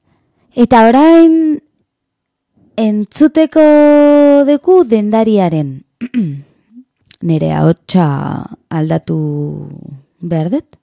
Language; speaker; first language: Basque; non-native, learner; Spanish